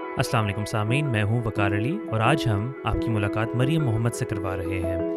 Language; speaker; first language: Urdu; native; Urdu